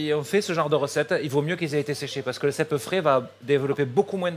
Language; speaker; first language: French; native; French